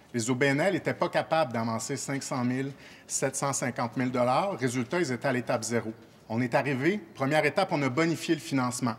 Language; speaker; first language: French; native; French